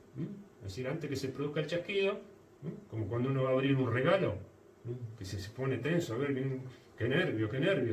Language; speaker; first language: Spanish; native; Spanish